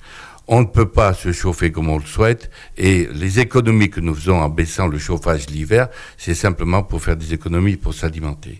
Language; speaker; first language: French; native; French